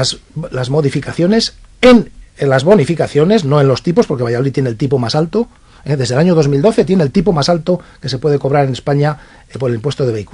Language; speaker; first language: Spanish; native; Spanish